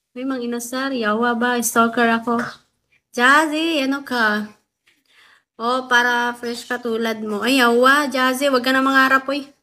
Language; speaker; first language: Filipino; non-native, local second language; Waray